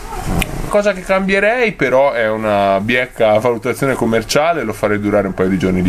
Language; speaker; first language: Italian; native; Italian